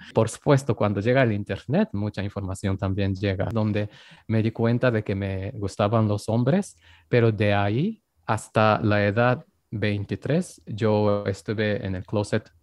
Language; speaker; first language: Spanish; non-native, fluent; Japanese